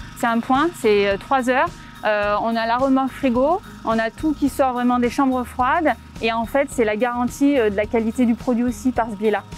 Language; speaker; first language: French; native; French